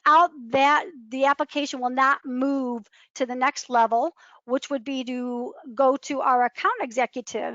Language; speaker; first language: English; native; English